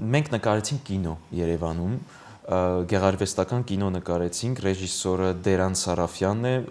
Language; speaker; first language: Armenian; early bilingual, heritage; Armenian